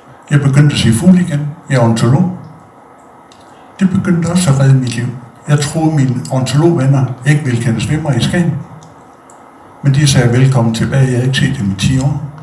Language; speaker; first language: Danish; native; Danish